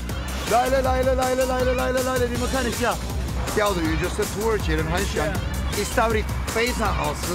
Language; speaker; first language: Chinese; non-native, fluent; Turkish